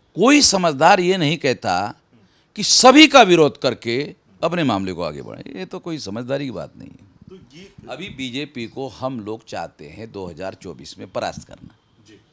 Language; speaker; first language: Hindi; native; Hindi